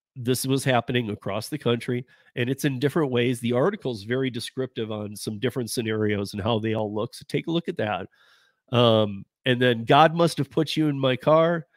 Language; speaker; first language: English; native; English